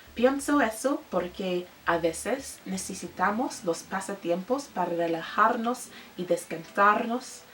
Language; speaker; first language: Spanish; non-native, learner; English